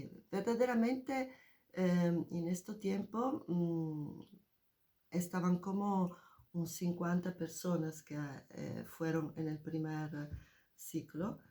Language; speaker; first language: Spanish; non-native, fluent; Italian